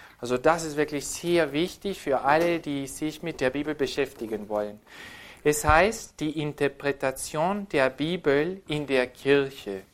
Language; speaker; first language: German; non-native, fluent; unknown